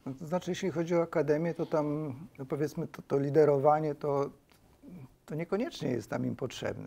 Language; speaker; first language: Polish; early bilingual, heritage; Polish